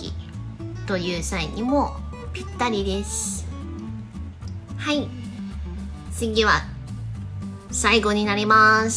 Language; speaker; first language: Japanese; non-native, fluent; Chinese